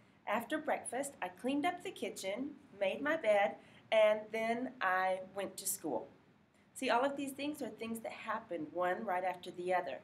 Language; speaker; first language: English; native; English